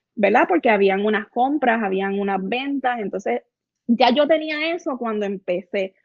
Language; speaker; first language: Spanish; native; Spanish